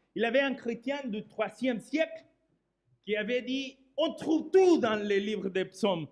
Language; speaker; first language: French; non-native, fluent; Spanish